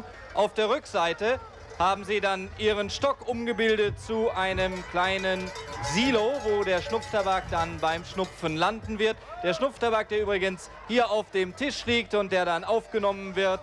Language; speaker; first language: German; native; German